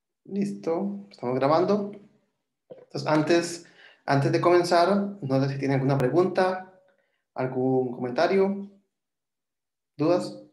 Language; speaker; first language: Spanish; native; Spanish